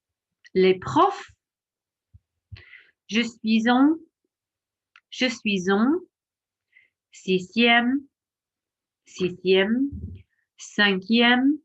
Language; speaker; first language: French; non-native, fluent; English